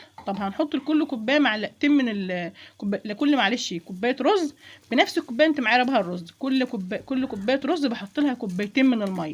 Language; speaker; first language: Arabic; native; Arabic